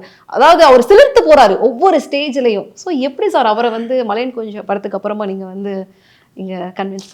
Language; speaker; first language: Tamil; native; Tamil